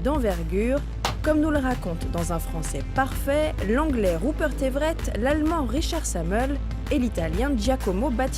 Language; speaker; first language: French; native; French